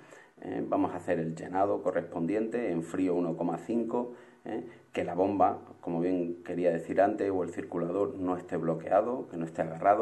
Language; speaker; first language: Spanish; native; Spanish